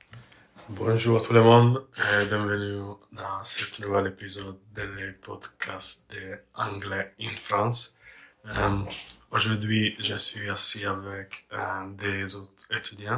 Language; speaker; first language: French; non-native, fluent; English